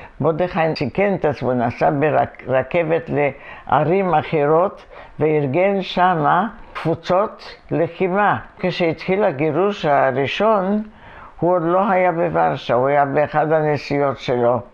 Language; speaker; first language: Hebrew; non-native, fluent; Polish